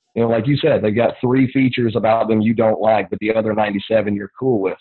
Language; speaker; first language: English; native; English